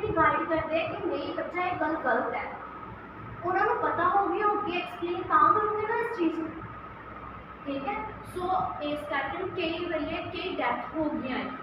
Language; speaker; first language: Hindi; non-native, local second language; Punjabi